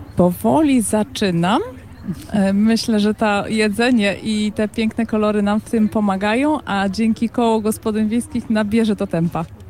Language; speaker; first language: Polish; native; Polish